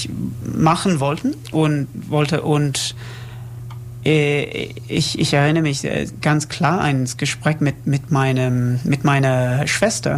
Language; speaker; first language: German; non-native, learner; English